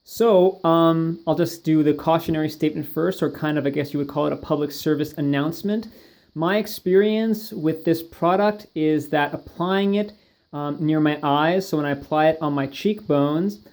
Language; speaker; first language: English; native; English